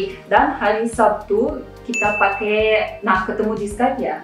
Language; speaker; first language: Indonesian; non-native, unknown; Russian